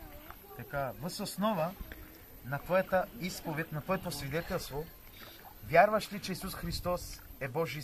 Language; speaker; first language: Bulgarian; native; Bulgarian